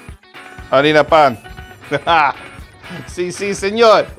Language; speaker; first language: Spanish; non-native, learner; Dutch